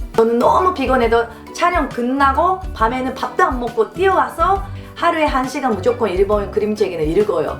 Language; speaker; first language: Korean; non-native, fluent; Japanese